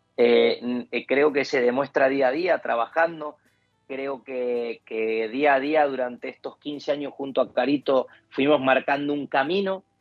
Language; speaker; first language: Spanish; native; Spanish